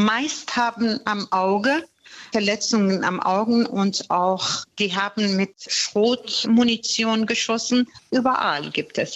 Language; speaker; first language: German; non-native, fluent; Persian